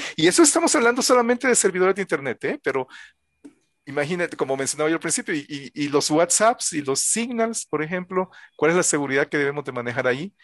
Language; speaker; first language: Spanish; native; Spanish